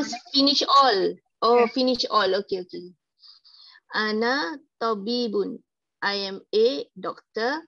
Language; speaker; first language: English; non-native, learner; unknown